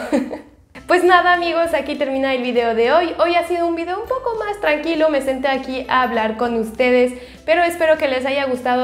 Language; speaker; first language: Spanish; non-native, fluent; French